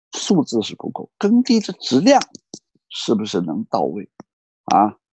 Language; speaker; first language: Chinese; native; Chinese